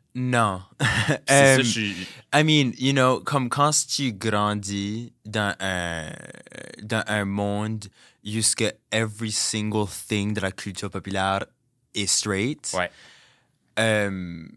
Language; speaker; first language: French; native; French